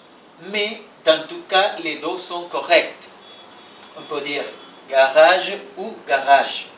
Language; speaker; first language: French; non-native, fluent; Spanish